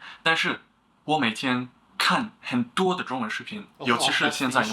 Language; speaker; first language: Chinese; non-native, learner; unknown